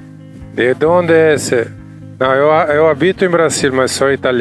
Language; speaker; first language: Portuguese; non-native, fluent; Italian